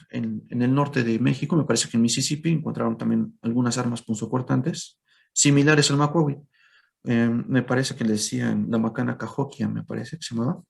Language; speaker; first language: Spanish; native; Spanish